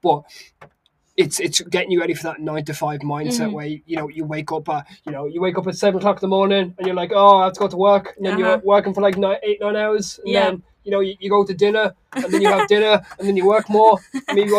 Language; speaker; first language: English; native; English